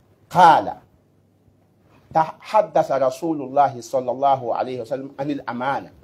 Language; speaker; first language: Arabic; non-native, fluent; Mossi